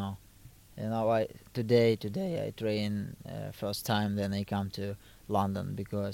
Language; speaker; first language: English; non-native, fluent; Ukrainian